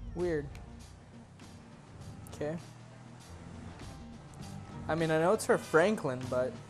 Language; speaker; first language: English; native; English